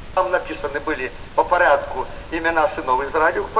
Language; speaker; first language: Polish; non-native, learner; Russian